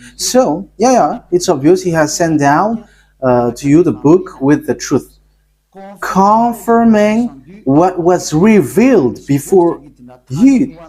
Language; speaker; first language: English; non-native, fluent; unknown